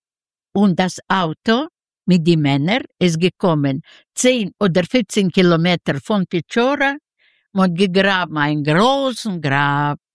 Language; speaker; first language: German; non-native, learner; Russian